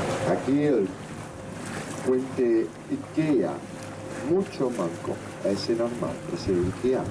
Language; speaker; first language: Spanish; non-native, learner; Dutch